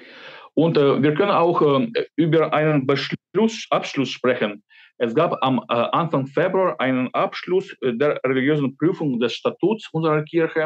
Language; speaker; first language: German; non-native, fluent; Ukrainian